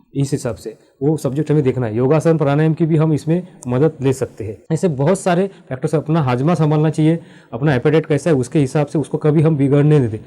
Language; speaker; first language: Hindi; non-native, local second language; Marathi